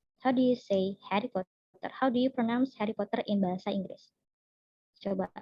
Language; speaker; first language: English; non-native, learner; Indonesian